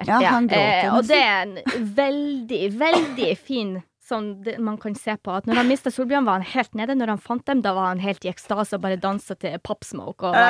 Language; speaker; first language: Norwegian; non-native, fluent; Polish